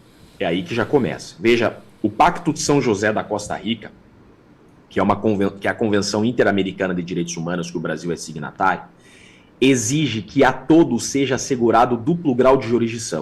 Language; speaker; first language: Portuguese; native; Portuguese